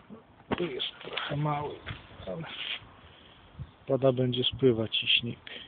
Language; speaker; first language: Polish; native; Polish